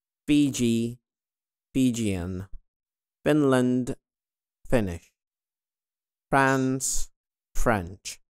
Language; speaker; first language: English; non-native, fluent; Arabic